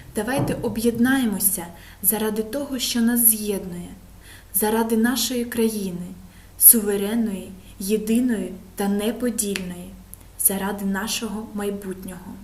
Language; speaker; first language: Ukrainian; non-native, local second language; Russian